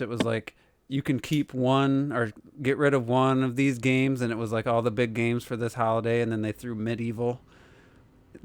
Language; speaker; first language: English; native; English